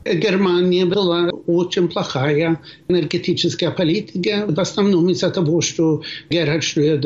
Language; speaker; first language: Russian; non-native, fluent; Swedish